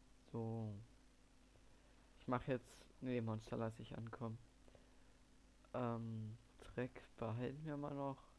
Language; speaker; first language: German; native; German